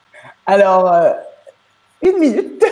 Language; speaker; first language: French; native; French